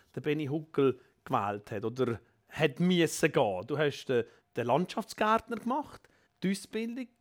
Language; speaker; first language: German; native; German